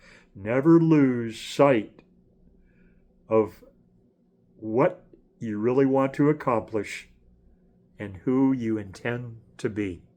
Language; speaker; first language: English; native; English